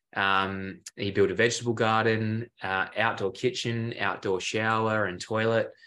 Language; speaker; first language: English; native; English